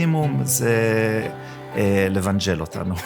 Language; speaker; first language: Hebrew; early bilingual, other home language; German